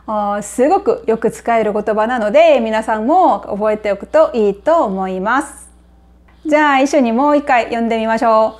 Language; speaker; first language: Japanese; non-native, fluent; Korean